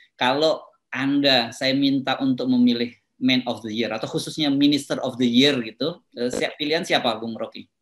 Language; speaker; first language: Indonesian; native; Indonesian